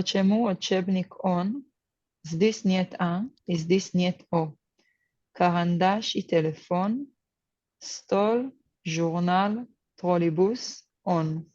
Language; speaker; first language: Russian; non-native, learner; Hebrew